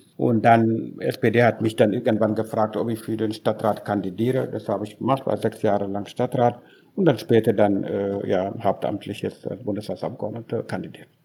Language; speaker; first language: German; non-native, fluent; Wolof